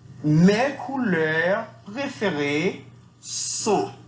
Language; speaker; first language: French; non-native, fluent; Spanish